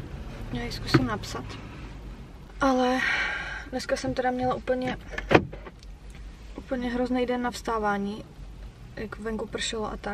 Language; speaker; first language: Czech; native; Czech